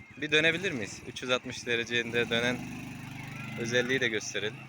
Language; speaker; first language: Turkish; native; Turkish